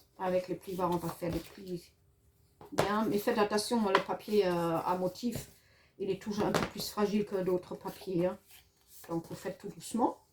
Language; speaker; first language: French; non-native, fluent; German